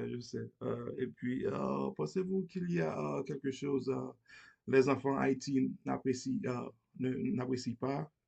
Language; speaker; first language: French; non-native, learner; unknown